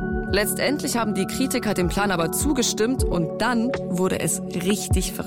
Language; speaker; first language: German; native; German